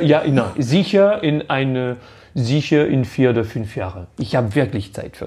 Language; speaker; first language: German; non-native, fluent; French